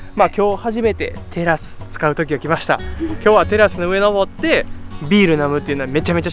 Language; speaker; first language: Japanese; native; Japanese